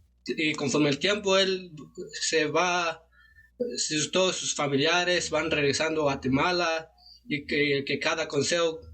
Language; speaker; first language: Spanish; non-native, local second language; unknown